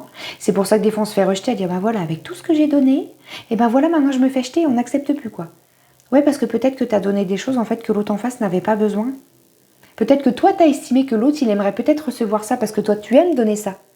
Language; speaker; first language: French; native; French